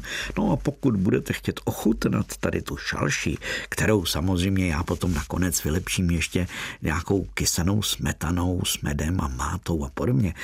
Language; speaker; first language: Czech; native; Czech